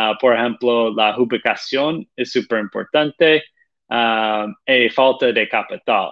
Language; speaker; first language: Spanish; non-native, fluent; Portuguese